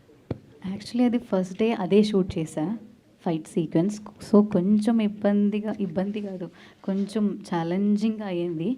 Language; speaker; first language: Telugu; non-native, learner; Malayalam